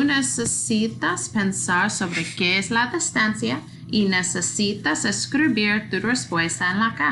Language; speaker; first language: Spanish; non-native, learner; English